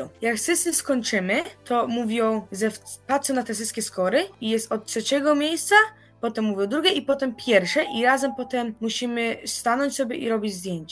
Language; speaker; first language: Polish; early bilingual, heritage; Polish